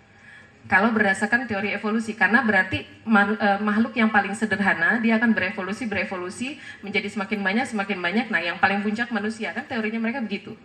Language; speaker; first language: Indonesian; native; Indonesian